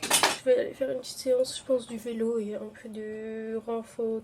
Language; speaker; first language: French; native; French